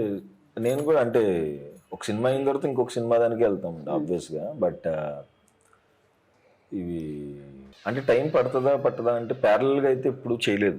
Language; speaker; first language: Telugu; native; Telugu